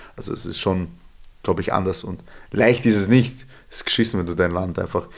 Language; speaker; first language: German; early bilingual, other home language; Serbian